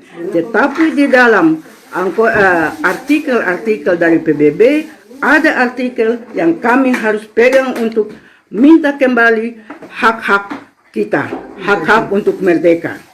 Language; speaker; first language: Indonesian; non-native, local second language; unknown